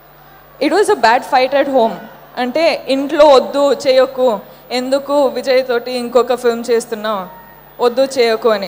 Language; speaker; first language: Telugu; non-native, fluent; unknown